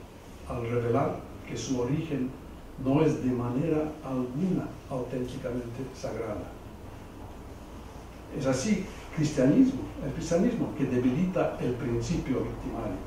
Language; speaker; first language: Spanish; non-native, fluent; English